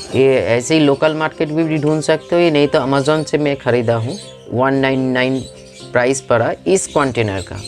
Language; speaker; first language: Hindi; non-native, local second language; Bangla